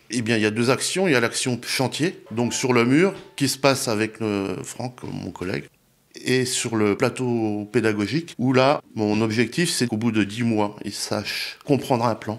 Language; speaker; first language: French; native; French